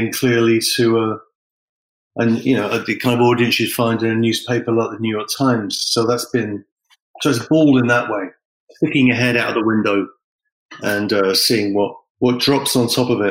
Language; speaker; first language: English; native; English